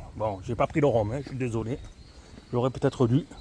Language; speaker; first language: French; native; French